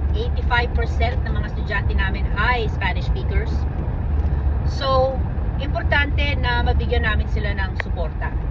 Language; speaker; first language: Filipino; native; Filipino